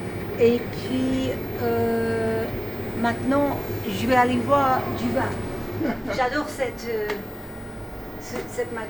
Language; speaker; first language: French; non-native, fluent; English